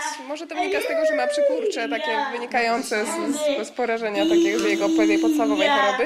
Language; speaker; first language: Polish; native; Polish